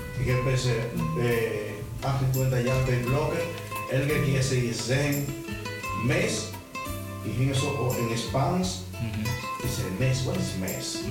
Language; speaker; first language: Dutch; non-native, fluent; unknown